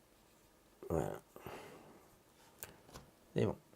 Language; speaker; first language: French; native; French